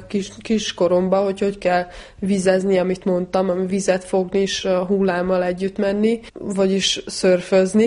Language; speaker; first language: Hungarian; non-native, fluent; Serbian